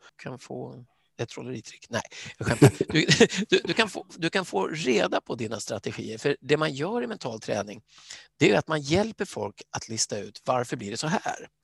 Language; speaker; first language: Swedish; native; Swedish